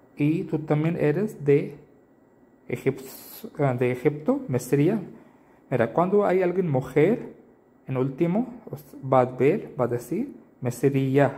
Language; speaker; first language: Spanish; non-native, learner; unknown